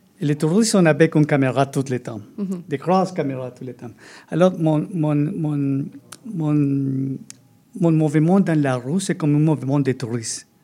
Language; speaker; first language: French; non-native, fluent; Spanish